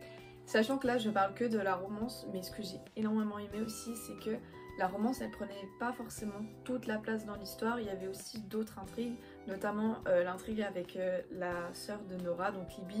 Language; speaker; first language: French; native; French